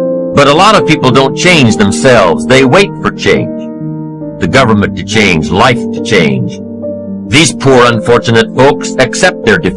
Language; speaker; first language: English; native; English